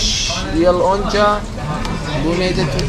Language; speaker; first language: Turkish; non-native, learner; Kurdish